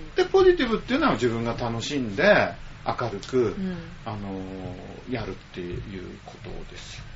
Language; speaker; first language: Japanese; native; Japanese